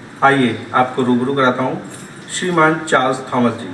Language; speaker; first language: Hindi; native; Hindi